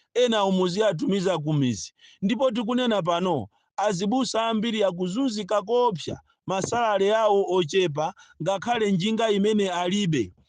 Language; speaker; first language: Nyanja; non-native, local second language; Yao